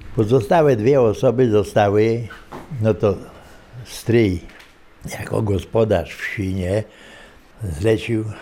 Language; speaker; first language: Polish; native; Polish